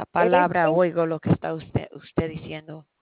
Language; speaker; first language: Spanish; early bilingual, heritage; Spanish